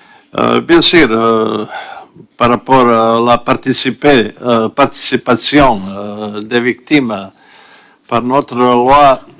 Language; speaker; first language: French; non-native, learner; Bosnian